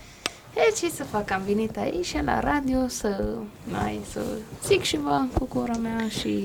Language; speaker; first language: Romanian; early bilingual, heritage; Romanian